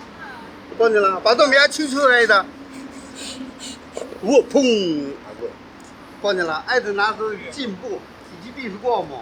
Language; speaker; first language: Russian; non-native, learner; Chinese